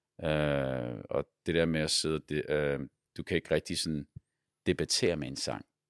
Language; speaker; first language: Danish; early bilingual, other home language; Arabic